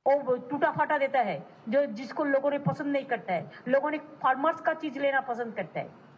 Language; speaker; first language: Hindi; non-native, local second language; Bangla